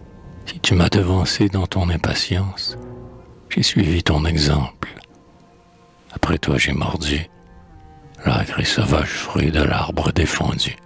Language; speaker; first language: French; native; French